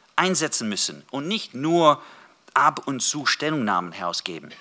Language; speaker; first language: German; non-native, fluent; English